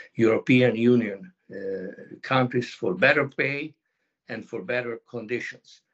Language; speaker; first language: English; non-native, fluent; Hungarian